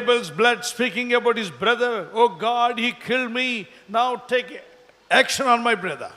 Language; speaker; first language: English; non-native, local second language; Telugu